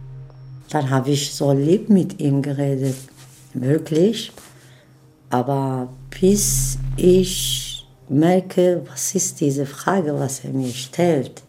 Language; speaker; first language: German; non-native, learner; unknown